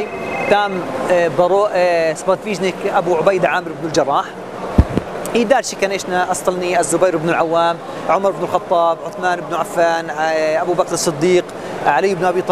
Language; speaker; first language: Russian; non-native, learner; Arabic